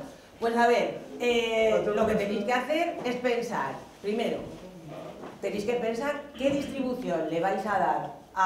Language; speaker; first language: Spanish; native; Spanish